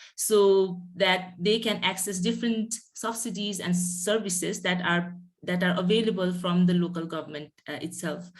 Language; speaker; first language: English; non-native, local second language; Nepali